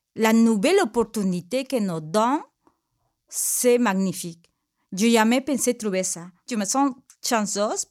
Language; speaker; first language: French; non-native, learner; Spanish